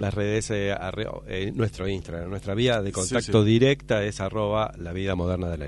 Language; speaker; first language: Spanish; native; Spanish